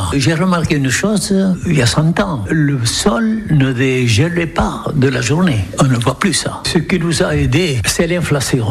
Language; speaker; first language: French; non-native, local second language; Occitan